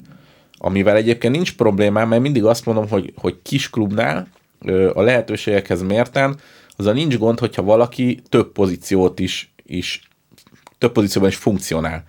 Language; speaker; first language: Hungarian; native; Hungarian